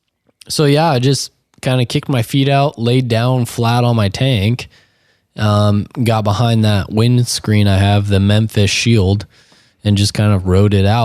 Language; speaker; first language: English; native; English